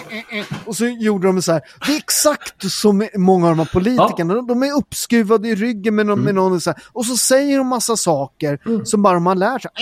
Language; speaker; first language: Swedish; early bilingual, other home language; Italian